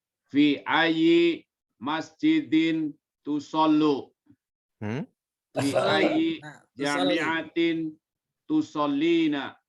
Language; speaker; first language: Arabic; non-native, learner; Indonesian